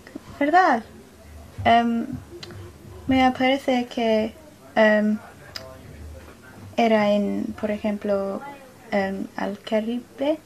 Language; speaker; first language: Spanish; non-native, learner; English